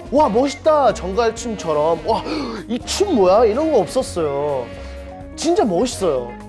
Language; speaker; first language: Korean; non-native, learner; English